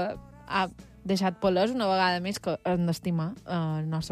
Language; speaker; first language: Catalan; native; Catalan